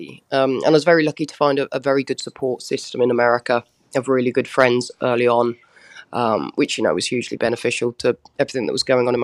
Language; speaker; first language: English; native; English